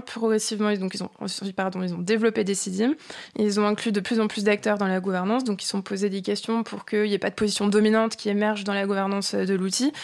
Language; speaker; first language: French; native; French